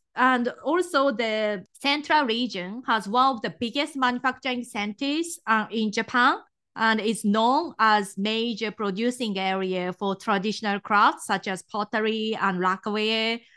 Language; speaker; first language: English; non-native, fluent; Japanese